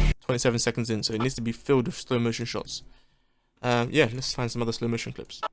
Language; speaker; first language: English; native; English